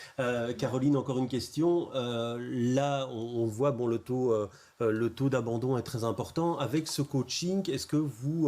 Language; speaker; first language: French; native; French